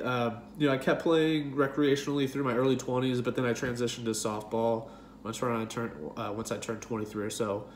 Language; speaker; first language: English; native; English